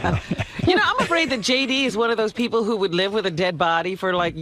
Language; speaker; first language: English; native; English